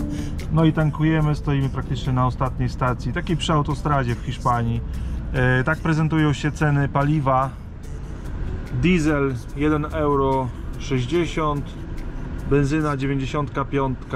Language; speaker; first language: Polish; native; Polish